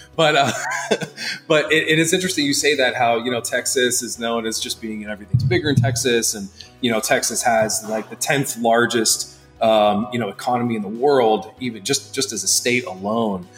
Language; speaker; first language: English; native; English